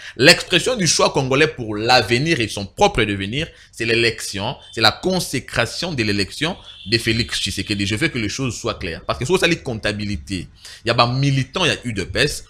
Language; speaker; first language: French; non-native, local second language; Lingala